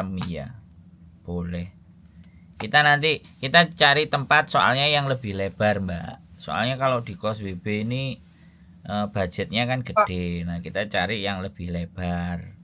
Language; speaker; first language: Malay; non-native, local second language; Javanese